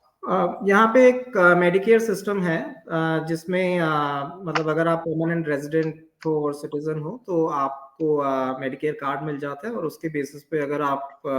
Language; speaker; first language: Hindi; native; Hindi